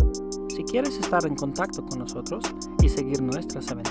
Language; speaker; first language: Spanish; non-native, fluent; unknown